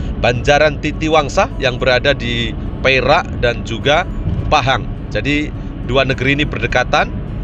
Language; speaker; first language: Indonesian; native; Indonesian